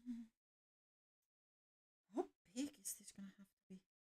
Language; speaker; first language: English; non-native, fluent; Spanish